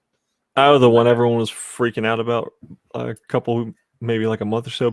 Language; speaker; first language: English; native; English